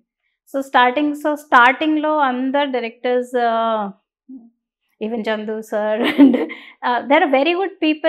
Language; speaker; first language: Telugu; non-native, learner; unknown